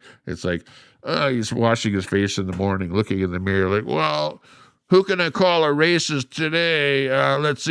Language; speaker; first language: English; native; English